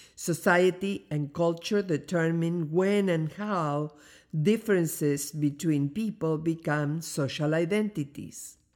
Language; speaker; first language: English; non-native, fluent; Spanish